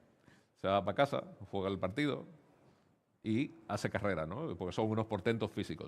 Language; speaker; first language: Spanish; native; Spanish